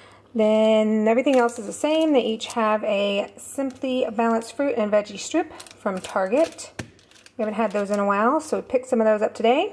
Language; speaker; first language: English; native; English